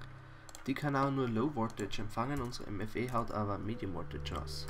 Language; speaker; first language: German; native; German